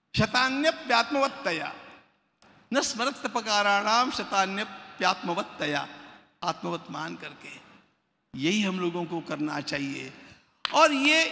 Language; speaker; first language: Hindi; non-native, local second language; Marathi